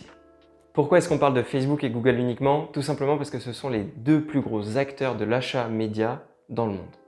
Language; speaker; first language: French; native; French